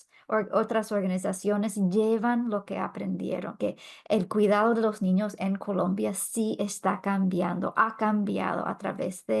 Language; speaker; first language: Spanish; non-native, fluent; English